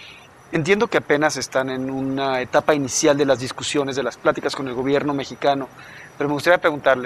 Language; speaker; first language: Spanish; native; Spanish